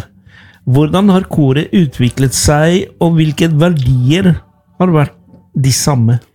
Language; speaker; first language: Norwegian; non-native, fluent; Spanish